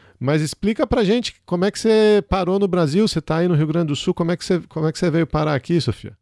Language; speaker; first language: Portuguese; native; Portuguese